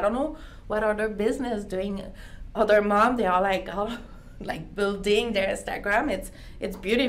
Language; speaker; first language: English; non-native, learner; French